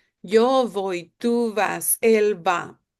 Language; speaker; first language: Spanish; non-native, fluent; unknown